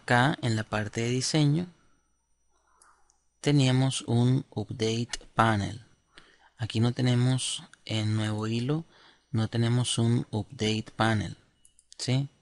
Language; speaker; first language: Spanish; native; Spanish